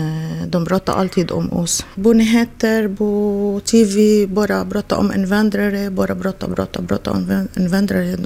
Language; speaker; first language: Swedish; non-native, learner; Arabic